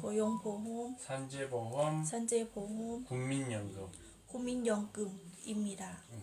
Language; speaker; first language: Korean; non-native, learner; Thai